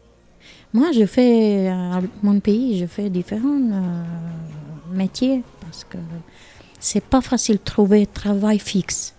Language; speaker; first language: French; non-native, learner; Albanian